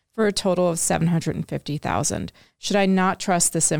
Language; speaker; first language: English; native; English